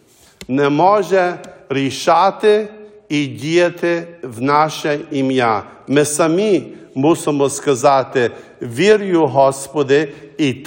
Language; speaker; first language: Ukrainian; early bilingual, heritage; Ukrainian